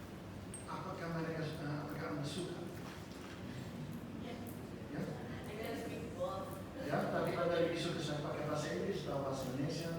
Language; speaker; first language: Indonesian; non-native, fluent; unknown